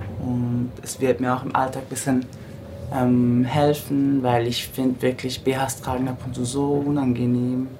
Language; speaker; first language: German; early bilingual, other home language; Japanese